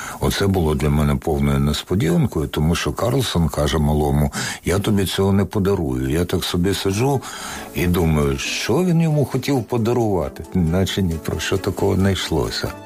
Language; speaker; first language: Ukrainian; non-native, local second language; Russian